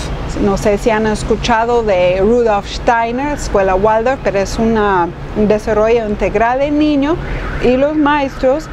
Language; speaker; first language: Spanish; non-native, fluent; English